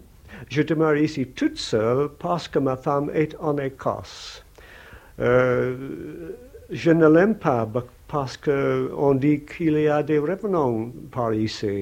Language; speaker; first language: French; non-native, learner; English